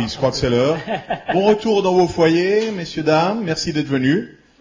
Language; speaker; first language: French; native; French